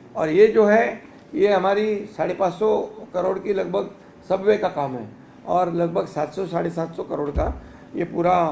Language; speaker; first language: Hindi; non-native, local second language; Marathi